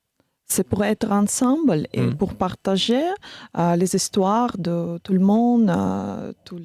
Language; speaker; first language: French; non-native, learner; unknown